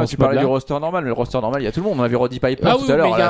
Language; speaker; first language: French; native; French